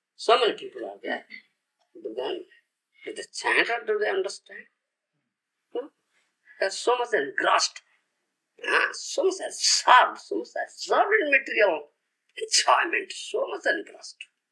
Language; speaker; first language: English; non-native, local second language; Odia